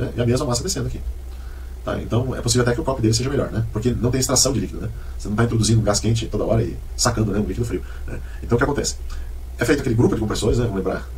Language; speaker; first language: Portuguese; native; Portuguese